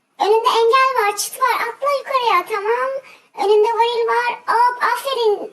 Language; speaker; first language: Turkish; native; Turkish